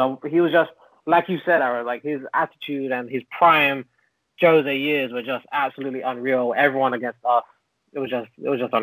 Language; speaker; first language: English; native; English